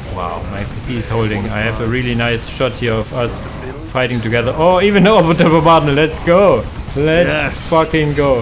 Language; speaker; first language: English; non-native, fluent; German